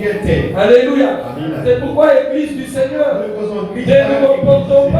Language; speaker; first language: French; non-native, local second language; Bambara